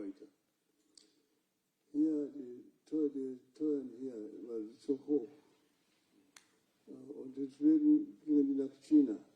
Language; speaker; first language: German; non-native, fluent; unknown